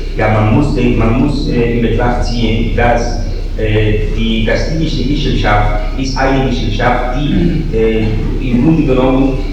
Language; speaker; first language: German; non-native, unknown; Spanish